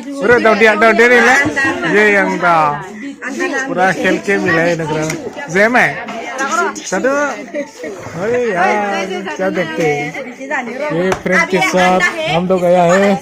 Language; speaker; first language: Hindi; non-native, local second language; Bodo